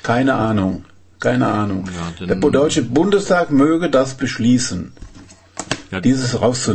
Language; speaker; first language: German; native; German